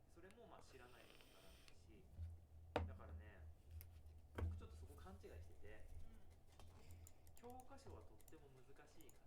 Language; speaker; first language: Japanese; native; Japanese